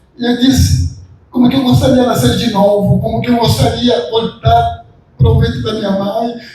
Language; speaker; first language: Portuguese; non-native, fluent; Spanish